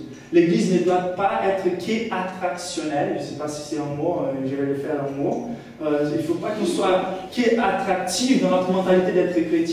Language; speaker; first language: French; non-native, fluent; Portuguese